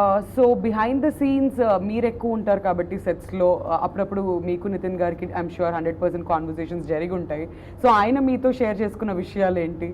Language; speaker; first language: Telugu; native; Telugu